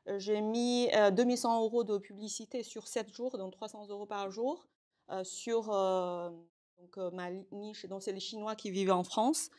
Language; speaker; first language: French; non-native, fluent; Chinese